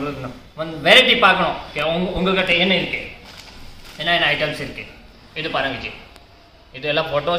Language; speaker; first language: Tamil; non-native, learner; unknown